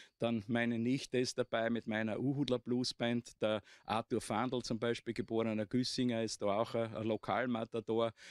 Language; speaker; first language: German; native; German